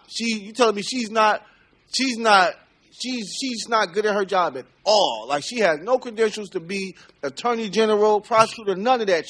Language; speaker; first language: English; native; English